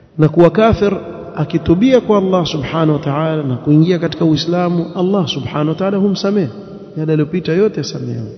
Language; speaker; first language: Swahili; native; Swahili